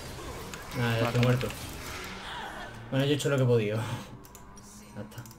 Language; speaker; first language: Spanish; native; Spanish